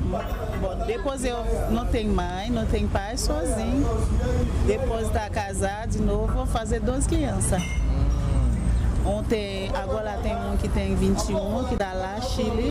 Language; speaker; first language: Portuguese; non-native, learner; Haitian Creole